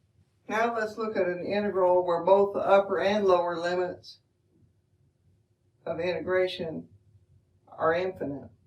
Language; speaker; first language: English; native; English